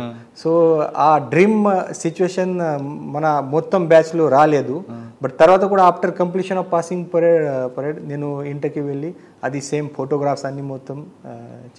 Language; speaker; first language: Telugu; non-native, learner; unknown